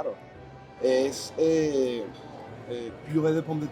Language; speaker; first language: Spanish; native; Spanish